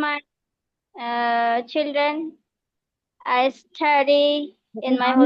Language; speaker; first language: English; non-native, learner; Bangla